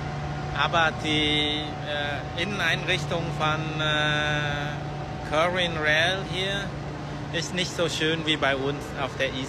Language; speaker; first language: German; early bilingual, other home language; Vietnamese